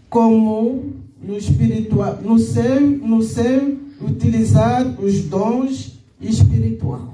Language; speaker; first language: Portuguese; non-native, local second language; Lingala